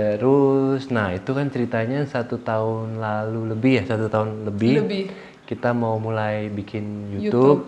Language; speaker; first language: Indonesian; native; Indonesian